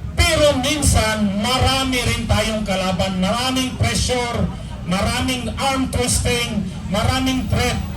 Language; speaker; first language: Filipino; non-native, local second language; Cebuano